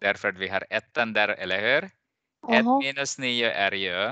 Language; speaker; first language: Swedish; non-native, fluent; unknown